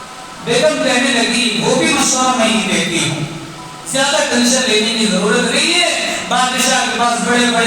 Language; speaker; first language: Urdu; native; Urdu